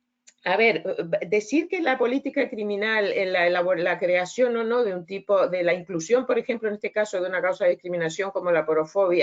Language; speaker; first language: Spanish; native; Spanish